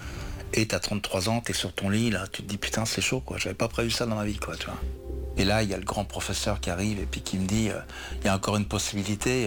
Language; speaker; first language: French; native; French